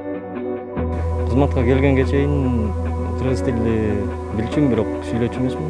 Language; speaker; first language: Kyrgyz; non-native, local second language; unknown